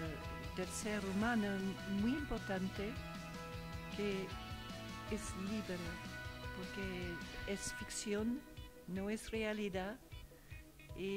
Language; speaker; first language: Spanish; non-native, learner; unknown